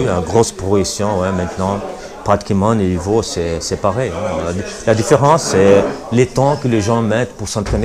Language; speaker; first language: French; non-native, learner; Portuguese